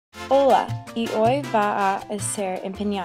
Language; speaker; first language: Spanish; non-native, learner; English